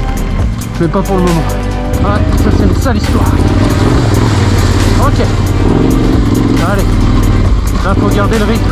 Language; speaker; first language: French; native; French